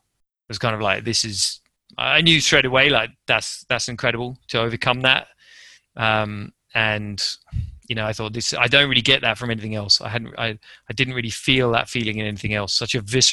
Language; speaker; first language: English; native; English